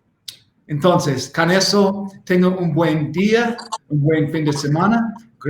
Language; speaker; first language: Spanish; non-native, learner; English